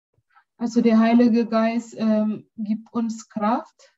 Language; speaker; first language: German; non-native, learner; Indonesian